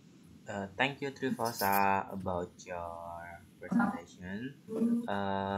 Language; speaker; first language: English; non-native, learner; Indonesian